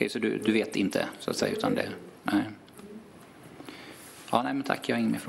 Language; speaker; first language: Swedish; native; Swedish